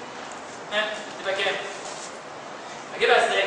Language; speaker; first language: Arabic; native; Arabic